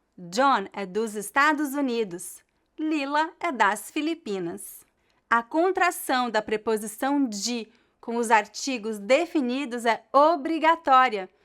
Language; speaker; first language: Portuguese; native; Portuguese